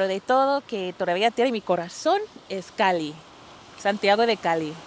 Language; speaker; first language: Spanish; non-native, fluent; English